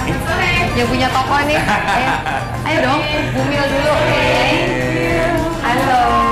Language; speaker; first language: Indonesian; native; Indonesian